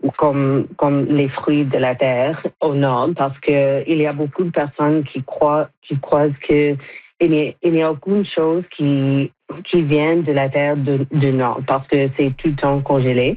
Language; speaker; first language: French; non-native, local second language; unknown